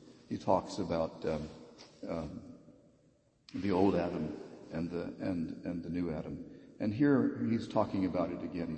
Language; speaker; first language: English; native; English